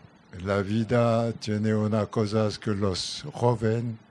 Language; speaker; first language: Spanish; non-native, learner; French